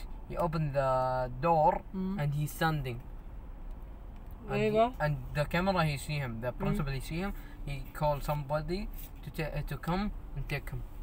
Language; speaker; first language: English; non-native, learner; Arabic